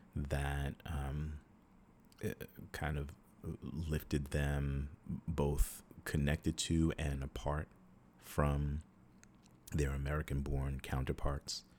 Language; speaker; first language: English; native; English